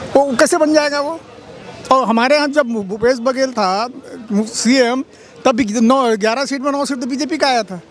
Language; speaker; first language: Hindi; native; Hindi